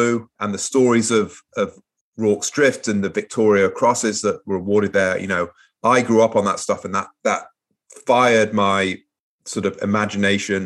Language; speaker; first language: English; native; English